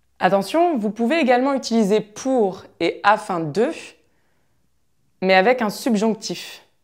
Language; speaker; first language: French; native; French